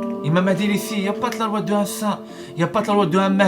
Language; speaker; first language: French; non-native, learner; Arabic